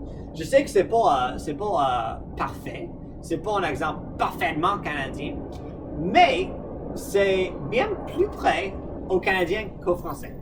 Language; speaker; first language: French; non-native, fluent; English